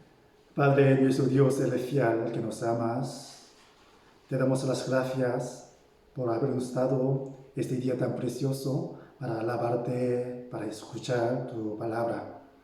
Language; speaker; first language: Spanish; non-native, fluent; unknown